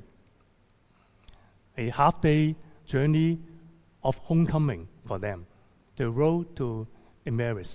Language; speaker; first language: English; non-native, local second language; Cantonese